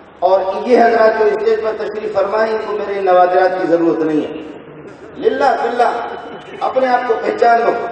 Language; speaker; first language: Urdu; non-native, local second language; Brahui